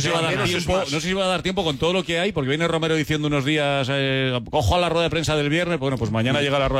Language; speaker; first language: Spanish; native; Spanish